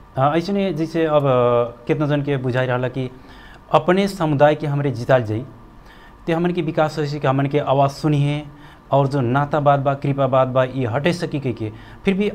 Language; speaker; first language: Bhojpuri; non-native, local second language; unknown